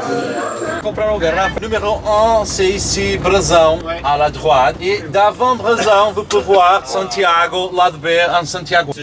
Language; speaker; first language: French; non-native, learner; Portuguese